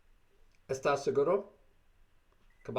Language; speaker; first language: Spanish; non-native, learner; English